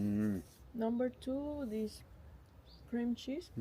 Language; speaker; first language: English; non-native, learner; Spanish